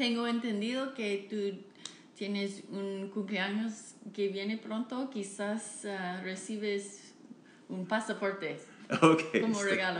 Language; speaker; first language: Spanish; non-native, fluent; English